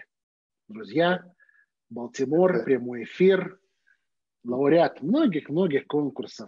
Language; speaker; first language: Russian; native; Russian